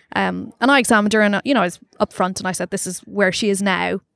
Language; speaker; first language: English; native; English